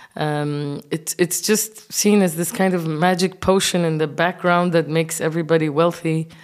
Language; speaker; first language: English; non-native, fluent; Arabic